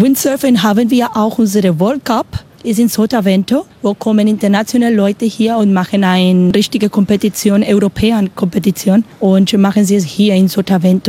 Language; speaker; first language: German; non-native, learner; Spanish